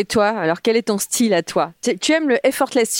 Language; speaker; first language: French; native; French